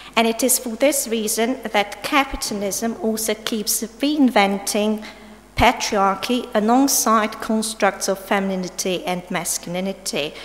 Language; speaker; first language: English; non-native, fluent; Slovenian